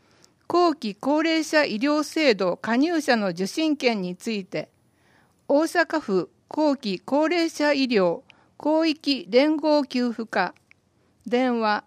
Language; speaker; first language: Japanese; native; Japanese